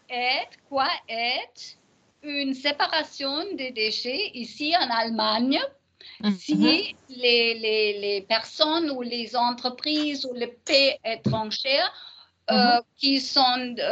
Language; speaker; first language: French; non-native, learner; German